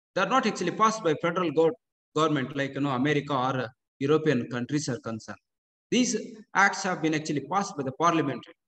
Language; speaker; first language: English; non-native, local second language; Kannada